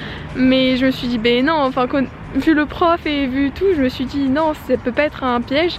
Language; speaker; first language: French; native; French